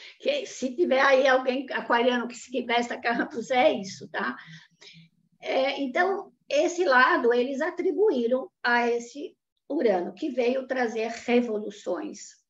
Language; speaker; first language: Portuguese; non-native, fluent; Italian